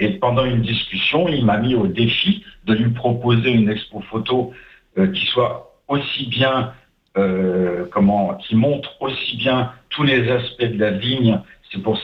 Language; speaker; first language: French; native; French